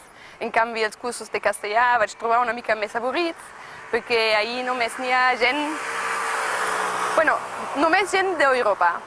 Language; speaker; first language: Catalan; non-native, fluent; German